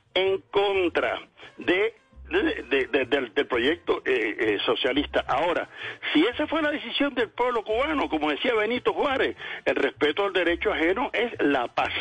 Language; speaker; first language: Spanish; native; Spanish